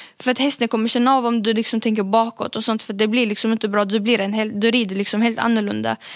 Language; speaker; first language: Swedish; early bilingual, other home language; Arabic